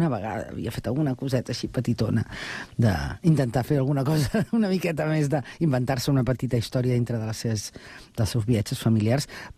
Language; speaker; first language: Catalan; native; Catalan